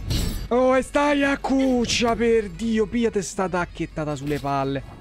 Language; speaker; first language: Italian; native; Italian